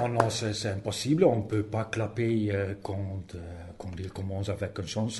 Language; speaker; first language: French; non-native, learner; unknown